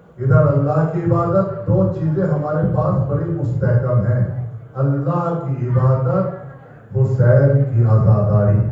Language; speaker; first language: Urdu; native; Urdu